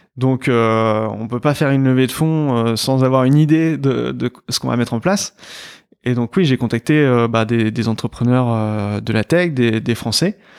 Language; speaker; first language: French; native; French